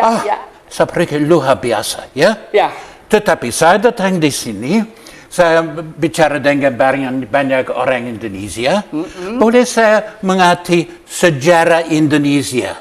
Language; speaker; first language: Indonesian; non-native, learner; English